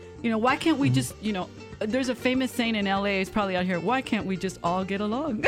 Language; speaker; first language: English; early bilingual, other home language; Spanish